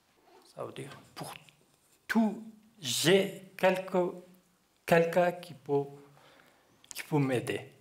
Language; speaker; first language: French; non-native, learner; Kurdish